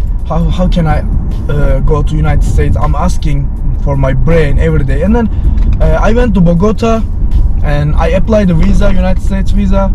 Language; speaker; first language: English; non-native, learner; Turkish